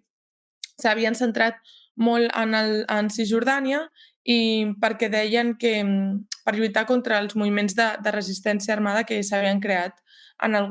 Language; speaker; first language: Catalan; native; Catalan